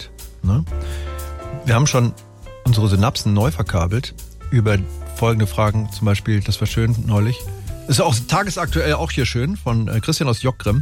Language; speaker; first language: German; native; German